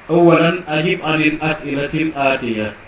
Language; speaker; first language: Arabic; non-native, fluent; Wolof